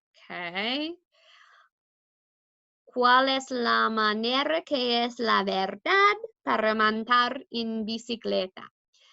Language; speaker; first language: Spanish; non-native, fluent; English